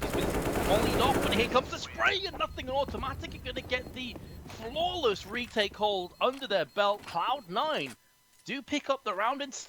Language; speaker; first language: English; native; English